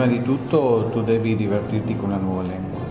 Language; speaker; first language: Italian; non-native, learner; Spanish